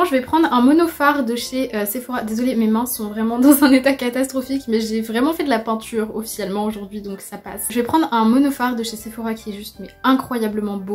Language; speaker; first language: French; native; French